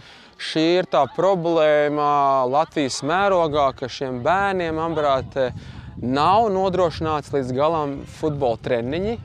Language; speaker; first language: Latvian; native; Latvian